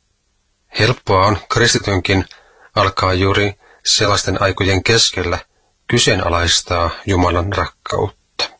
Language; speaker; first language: Finnish; native; Finnish